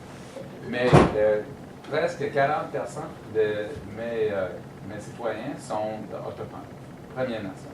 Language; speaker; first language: French; non-native, learner; English